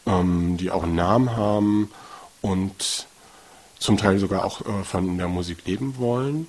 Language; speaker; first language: German; native; German